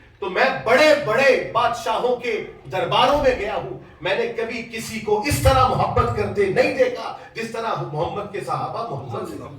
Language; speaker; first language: Urdu; native; Urdu